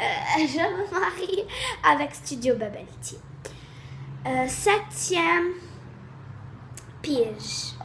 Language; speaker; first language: French; native; French